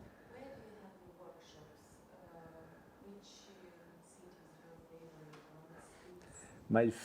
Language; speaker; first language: English; non-native, fluent; Romanian